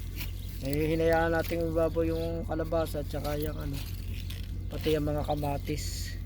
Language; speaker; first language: Filipino; native; Filipino